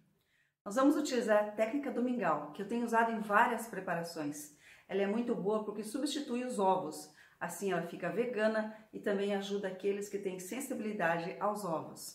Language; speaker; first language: Portuguese; native; Portuguese